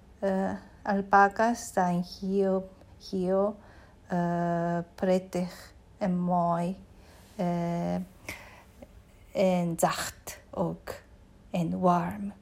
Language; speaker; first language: Dutch; non-native, learner; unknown